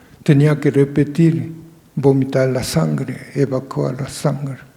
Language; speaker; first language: Spanish; non-native, fluent; Japanese